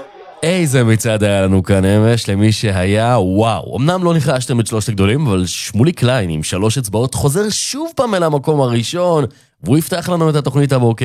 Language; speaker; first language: Hebrew; native; Hebrew